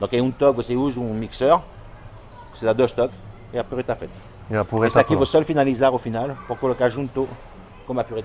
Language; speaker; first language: Portuguese; non-native, fluent; French